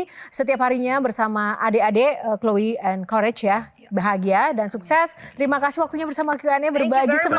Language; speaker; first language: Indonesian; native; Indonesian